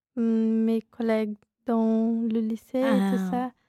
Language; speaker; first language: French; non-native, learner; Portuguese